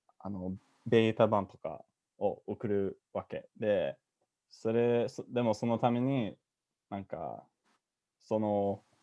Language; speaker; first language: Japanese; non-native, fluent; English